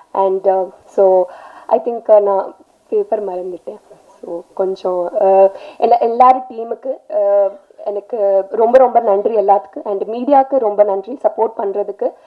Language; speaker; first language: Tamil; non-native, learner; Telugu